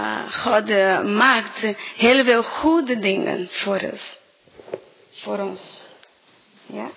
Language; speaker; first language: Dutch; early bilingual, heritage; Dutch